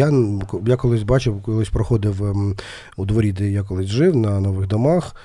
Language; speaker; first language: Ukrainian; non-native, local second language; Russian